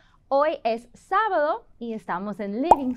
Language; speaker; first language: Spanish; non-native, fluent; English